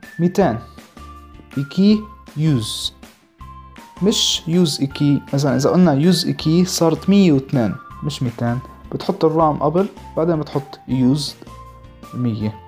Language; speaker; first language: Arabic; native; Arabic